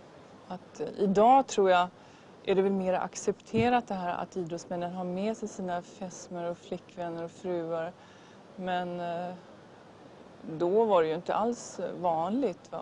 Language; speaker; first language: Swedish; native; Swedish